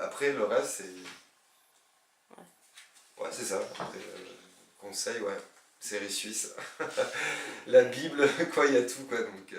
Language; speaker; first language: French; native; French